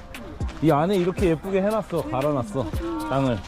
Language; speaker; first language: Korean; native; Korean